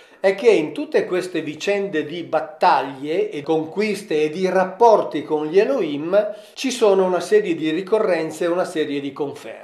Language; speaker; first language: Italian; native; Italian